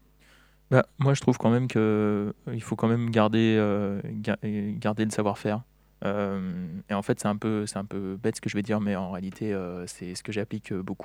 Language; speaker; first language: French; native; French